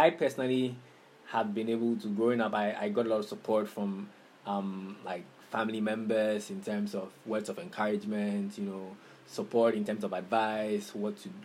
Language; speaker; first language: English; non-native, local second language; Akan